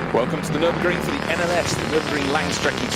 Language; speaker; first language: English; native; English